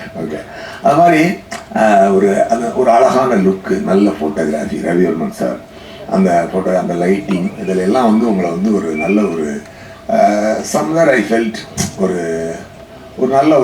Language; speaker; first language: Tamil; native; Tamil